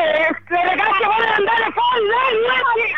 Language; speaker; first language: Italian; non-native, learner; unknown